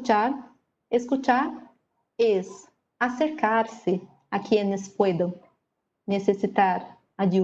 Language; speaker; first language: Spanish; non-native, learner; Portuguese